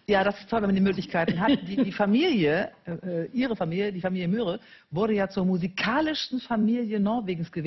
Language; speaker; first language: German; native; German